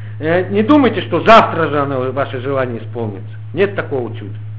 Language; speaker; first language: Russian; native; Russian